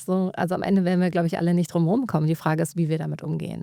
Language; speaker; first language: German; native; German